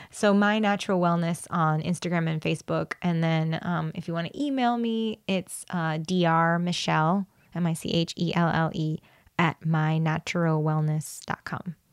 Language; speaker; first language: English; early bilingual, other home language; Spanish